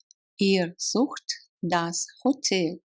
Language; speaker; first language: German; non-native, fluent; Russian